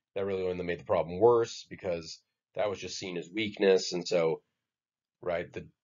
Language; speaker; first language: English; native; English